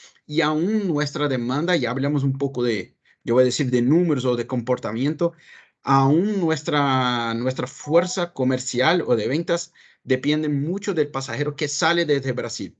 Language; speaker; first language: Spanish; non-native, fluent; Portuguese